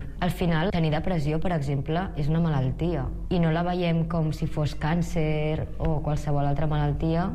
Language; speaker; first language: Catalan; early bilingual, other home language; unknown